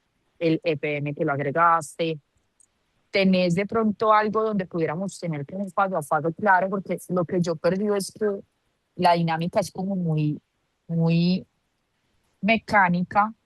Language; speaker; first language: Spanish; native; Spanish